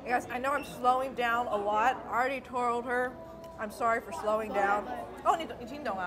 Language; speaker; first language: English; early bilingual, other home language; Chinese